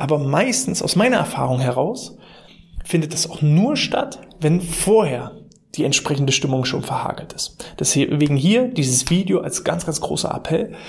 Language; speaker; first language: German; native; German